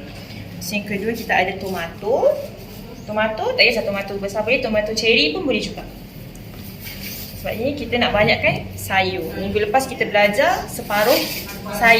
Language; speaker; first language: Malay; native; Malay